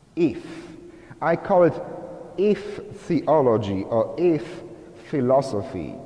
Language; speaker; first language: English; non-native, fluent; Polish